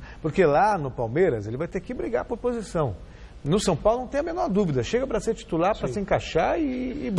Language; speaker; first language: Portuguese; native; Portuguese